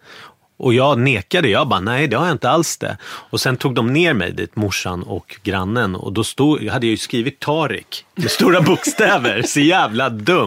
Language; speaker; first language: Swedish; native; Swedish